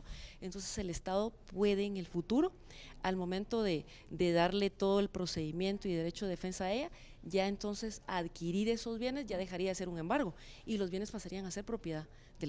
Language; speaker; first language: Spanish; native; Spanish